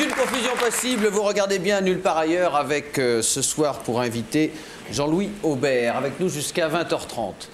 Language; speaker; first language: French; native; French